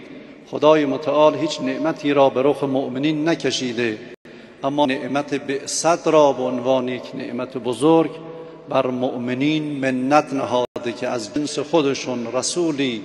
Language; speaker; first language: Persian; native; Persian